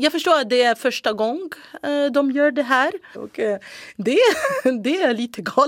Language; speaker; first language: Swedish; non-native, fluent; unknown